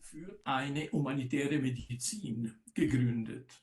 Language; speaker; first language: German; non-native, local second language; Italian